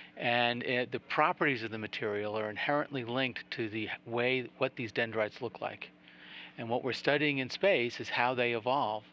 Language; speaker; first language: English; native; English